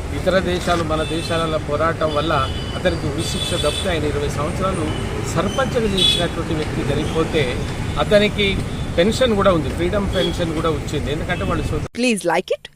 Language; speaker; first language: Telugu; non-native, local second language; Lambadi